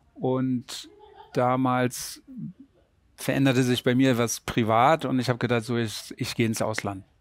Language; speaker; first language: German; native; German